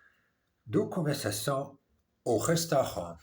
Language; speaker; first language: French; non-native, learner; English